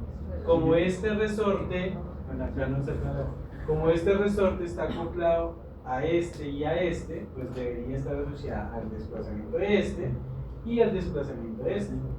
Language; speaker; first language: Spanish; native; Spanish